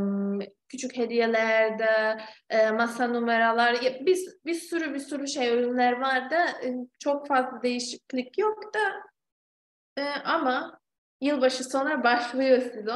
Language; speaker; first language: Turkish; non-native, fluent; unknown